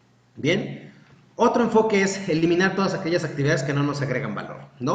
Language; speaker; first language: Spanish; native; Spanish